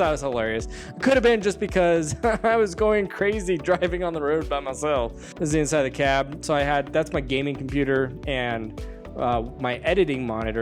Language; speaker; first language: English; native; English